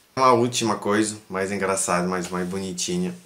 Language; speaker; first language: Portuguese; non-native, fluent; French